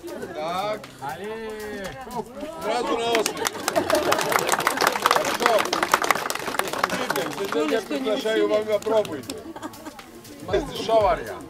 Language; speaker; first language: Russian; non-native, learner; Greek